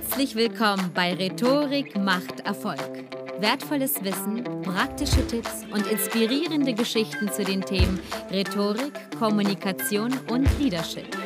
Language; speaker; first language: German; native; German